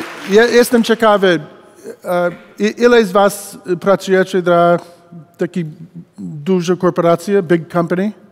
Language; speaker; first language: Polish; non-native, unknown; English